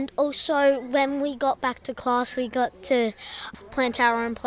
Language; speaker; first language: English; native; English